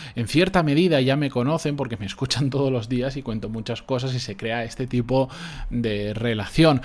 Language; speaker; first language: Spanish; native; Spanish